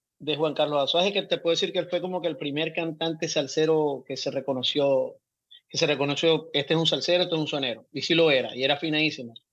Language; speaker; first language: Spanish; native; Spanish